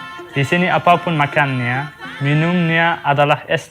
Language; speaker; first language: Indonesian; non-native, learner; Uzbek